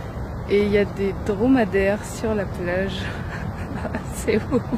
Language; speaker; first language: French; native; French